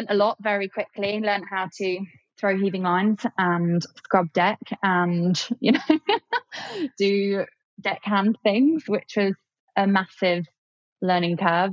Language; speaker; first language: English; native; English